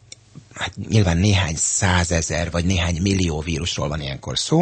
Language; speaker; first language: Hungarian; native; Hungarian